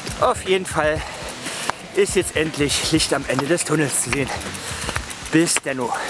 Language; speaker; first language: German; native; German